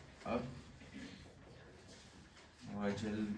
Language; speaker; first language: Arabic; non-native, learner; Kashmiri